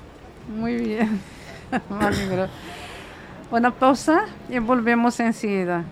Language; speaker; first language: Spanish; non-native, fluent; Arabic